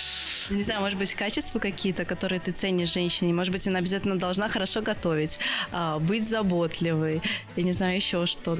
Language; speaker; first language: Russian; native; Russian